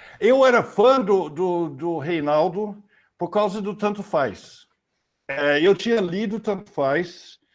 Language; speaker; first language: Portuguese; non-native, fluent; English